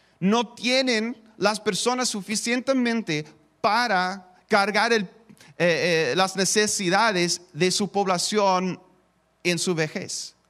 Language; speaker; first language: Spanish; non-native, fluent; English